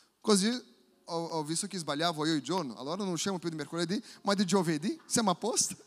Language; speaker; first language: Italian; non-native, fluent; Portuguese